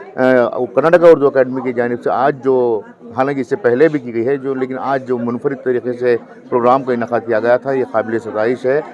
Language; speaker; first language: Hindi; non-native, local second language; Urdu